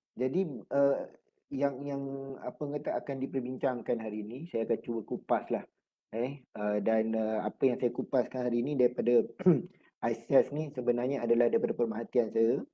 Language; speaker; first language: Malay; native; Malay